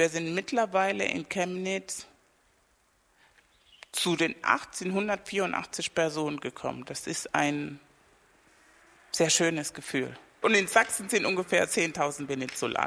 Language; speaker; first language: German; non-native, fluent; Spanish